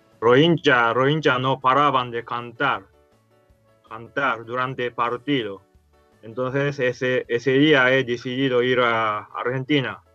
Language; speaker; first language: Spanish; non-native, learner; Japanese